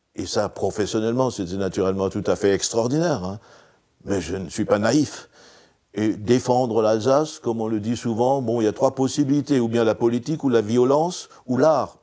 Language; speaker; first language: French; non-native, local second language; Swiss German